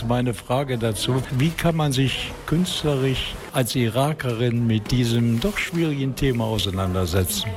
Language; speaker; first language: German; native; German